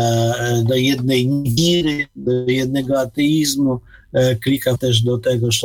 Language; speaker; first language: Polish; non-native, fluent; Ukrainian